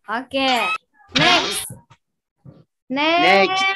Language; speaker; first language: English; non-native, learner; Indonesian